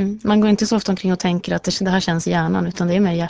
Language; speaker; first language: Swedish; native; Swedish